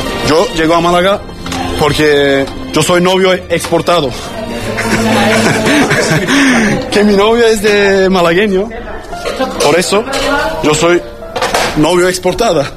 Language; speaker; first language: Spanish; non-native, learner; Turkish